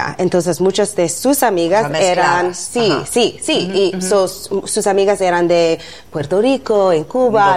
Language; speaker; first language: Spanish; non-native, learner; English